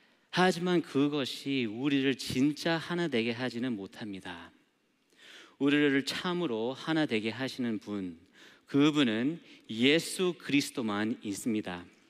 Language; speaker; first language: Korean; non-native, learner; English